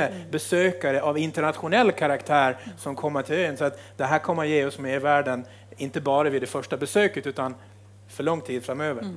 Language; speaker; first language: Swedish; native; Swedish